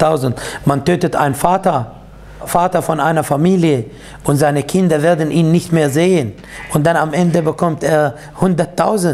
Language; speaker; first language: German; non-native, fluent; Arabic